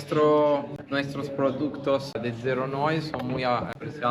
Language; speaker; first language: Spanish; non-native, learner; Italian